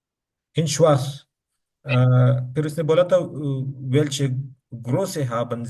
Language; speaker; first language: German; non-native, fluent; Urdu